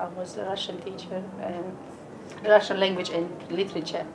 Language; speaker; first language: English; non-native, learner; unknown